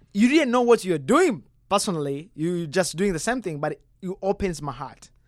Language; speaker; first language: English; non-native, learner; Kinyarwanda